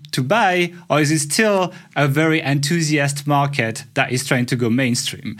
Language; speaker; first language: English; non-native, fluent; French